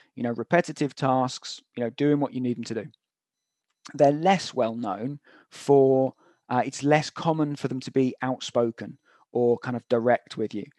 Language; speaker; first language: English; native; English